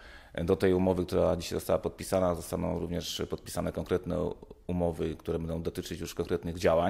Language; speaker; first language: Polish; native; Polish